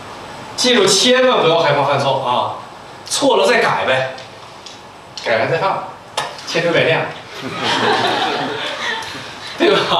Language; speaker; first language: Chinese; native; Chinese